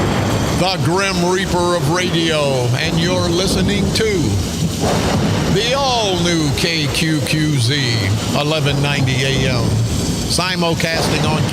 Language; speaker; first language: English; native; English